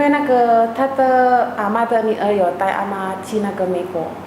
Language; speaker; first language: Chinese; non-native, fluent; Indonesian